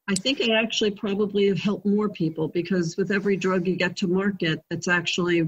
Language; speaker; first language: English; native; English